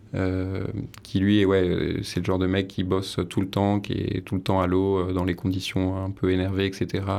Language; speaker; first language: French; native; French